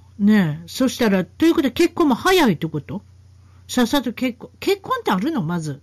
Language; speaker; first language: Japanese; native; Japanese